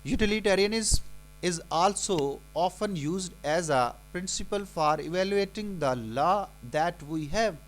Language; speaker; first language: English; non-native, local second language; Urdu